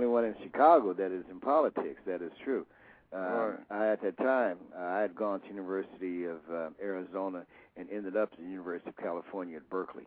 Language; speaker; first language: English; native; English